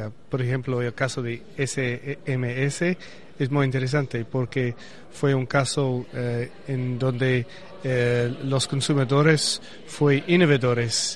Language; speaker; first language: Spanish; non-native, learner; English